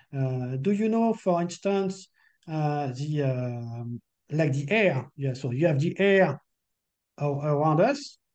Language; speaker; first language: English; non-native, fluent; French